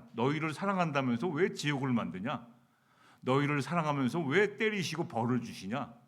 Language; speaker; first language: Korean; native; Korean